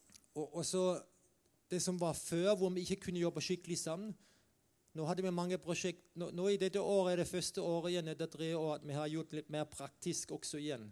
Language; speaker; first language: Norwegian; non-native, fluent; German